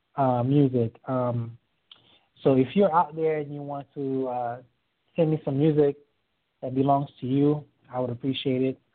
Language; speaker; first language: English; early bilingual, other home language; Haitian Creole